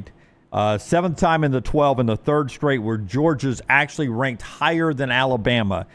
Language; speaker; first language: English; native; English